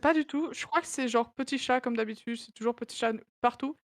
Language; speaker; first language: French; native; French